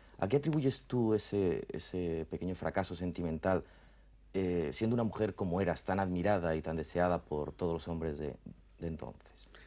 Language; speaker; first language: Spanish; native; Spanish